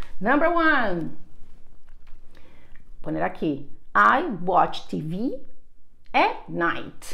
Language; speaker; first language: English; non-native, fluent; Portuguese